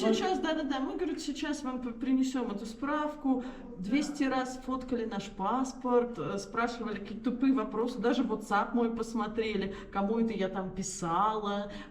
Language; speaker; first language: Russian; native; Russian